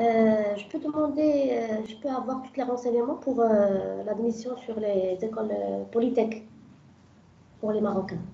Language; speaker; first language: French; non-native, local second language; Arabic